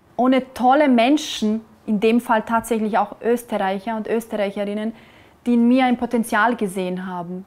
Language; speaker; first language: German; non-native, fluent; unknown